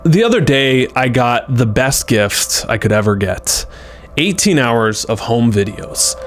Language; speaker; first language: English; native; English